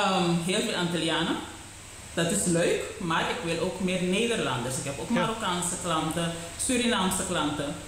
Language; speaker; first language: Dutch; non-native, local second language; Papiamento